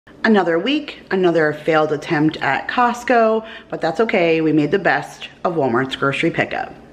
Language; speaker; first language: English; native; English